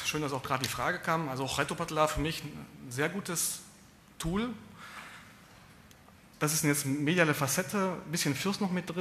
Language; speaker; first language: German; native; German